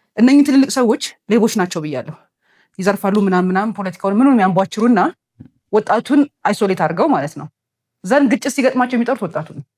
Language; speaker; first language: Amharic; native; Amharic